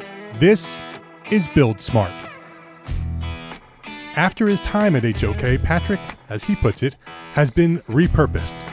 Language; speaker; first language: English; native; English